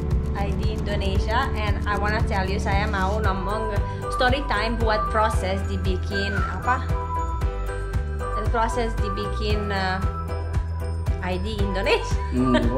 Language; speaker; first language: Indonesian; non-native, learner; English